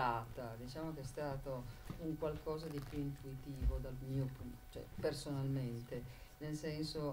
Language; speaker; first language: Italian; native; Italian